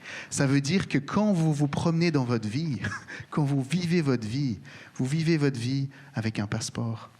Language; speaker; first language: French; native; French